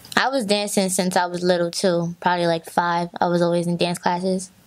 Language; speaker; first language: English; native; English